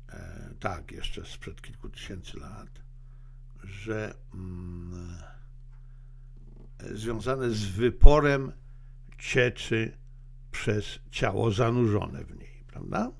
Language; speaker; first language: Polish; native; Polish